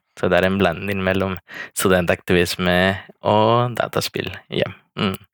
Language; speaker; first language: Norwegian; non-native, fluent; Spanish